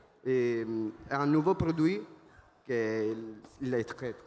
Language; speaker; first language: French; non-native, learner; Italian